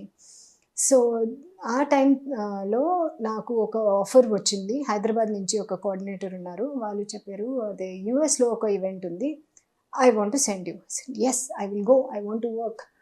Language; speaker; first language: Telugu; non-native, local second language; Hindi